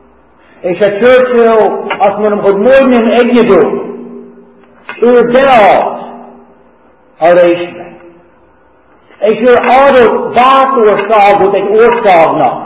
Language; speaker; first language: Hungarian; non-native, learner; English